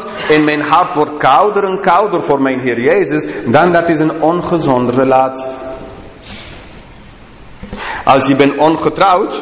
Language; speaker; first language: Dutch; non-native, fluent; English